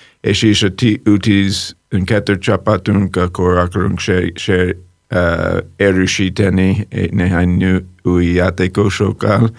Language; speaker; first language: Hungarian; non-native, learner; English